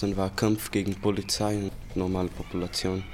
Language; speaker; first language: German; early bilingual, heritage; Portuguese